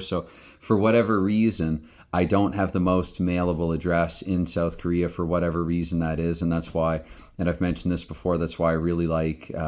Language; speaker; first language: English; native; English